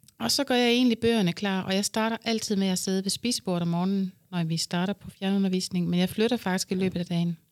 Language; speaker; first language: Danish; native; Danish